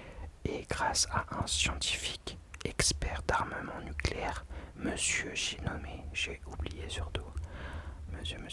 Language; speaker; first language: French; native; French